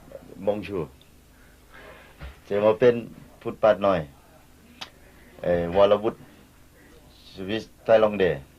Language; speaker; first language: French; non-native, learner; Thai